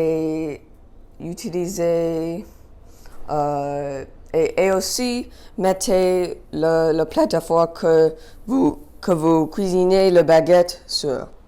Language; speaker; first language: French; non-native, learner; English